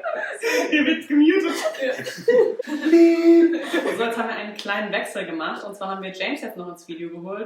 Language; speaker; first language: German; native; German